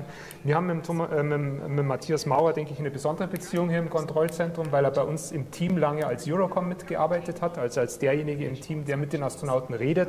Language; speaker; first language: German; native; German